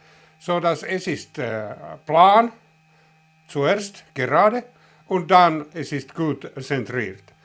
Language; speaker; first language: German; non-native, learner; Finnish